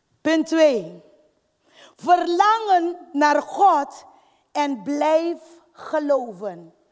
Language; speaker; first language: Dutch; non-native, fluent; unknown